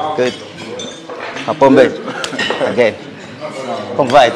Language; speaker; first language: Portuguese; non-native, learner; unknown